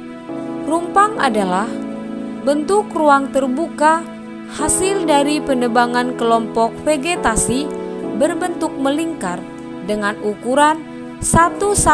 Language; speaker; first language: Indonesian; native; Indonesian